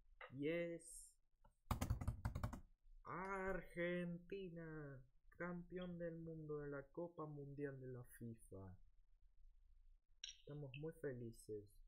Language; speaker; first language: Spanish; early bilingual, heritage; Spanish